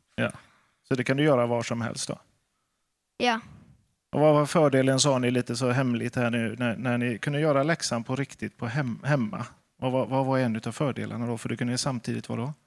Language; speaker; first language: Swedish; native; Swedish